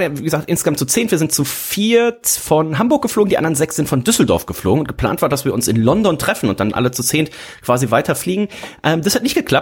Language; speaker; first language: German; native; German